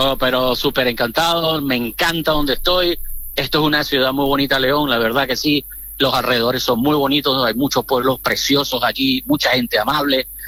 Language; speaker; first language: Spanish; native; Spanish